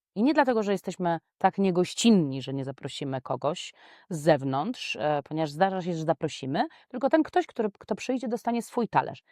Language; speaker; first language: Polish; native; Polish